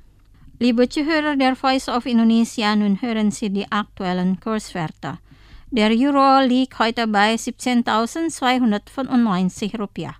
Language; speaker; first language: German; non-native, fluent; Indonesian